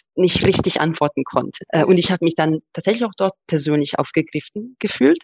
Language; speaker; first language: German; non-native, fluent; Italian